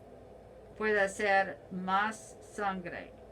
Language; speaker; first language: Spanish; non-native, learner; English